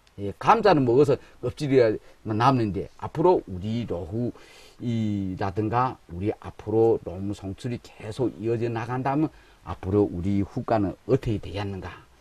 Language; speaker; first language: Korean; native; Korean